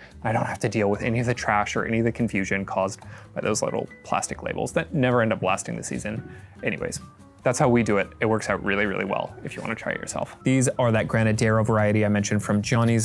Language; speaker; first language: English; native; English